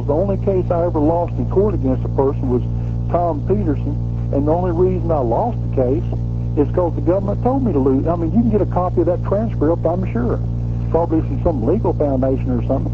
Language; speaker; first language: English; native; English